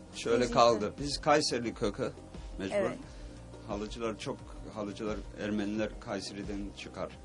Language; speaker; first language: Turkish; early bilingual, heritage; Turkish